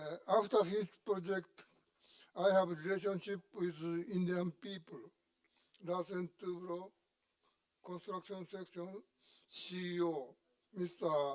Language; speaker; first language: English; non-native, learner; Japanese